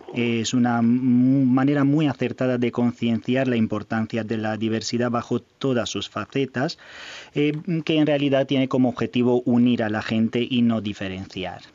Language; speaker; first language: Spanish; non-native, fluent; Romanian